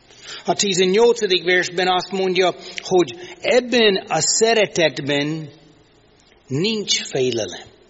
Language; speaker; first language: Hungarian; non-native, fluent; English